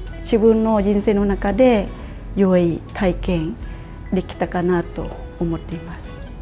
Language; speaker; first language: Japanese; non-native, fluent; Khmer